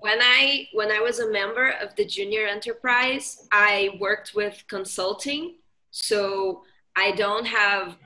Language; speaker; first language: English; non-native, fluent; Portuguese